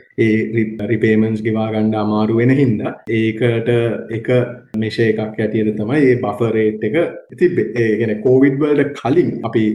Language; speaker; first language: Sinhala; non-native, local second language; Tamil